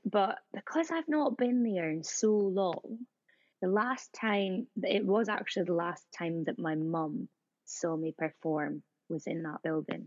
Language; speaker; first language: English; native; English